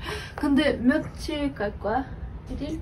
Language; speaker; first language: Korean; non-native, learner; Ukrainian